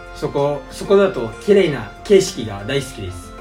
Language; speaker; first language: Japanese; early bilingual, other home language; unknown